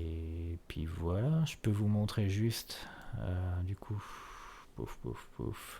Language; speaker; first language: French; native; French